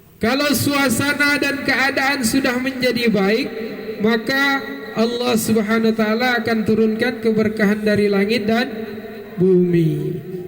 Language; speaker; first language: Malay; native; Malay